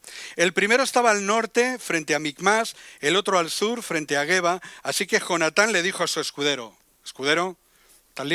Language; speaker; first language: Spanish; native; Spanish